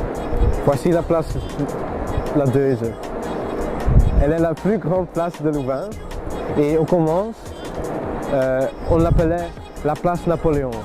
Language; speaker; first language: French; non-native, learner; Dutch